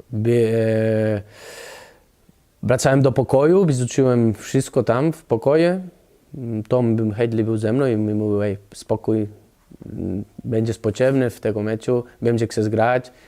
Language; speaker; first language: Polish; non-native, learner; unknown